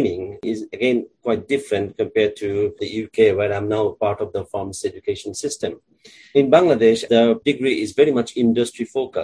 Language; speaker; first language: English; non-native, local second language; Bangla